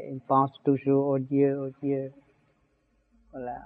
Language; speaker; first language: French; non-native, learner; Vietnamese